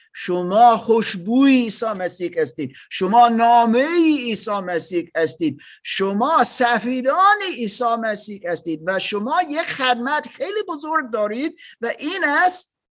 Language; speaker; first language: Persian; non-native, learner; English